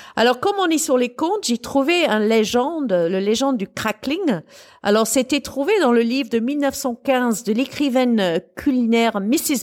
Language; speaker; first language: French; non-native, fluent; English